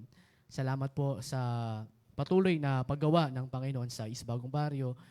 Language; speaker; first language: Filipino; native; Filipino